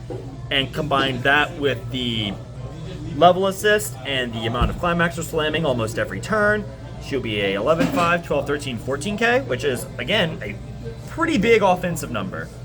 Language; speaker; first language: English; native; English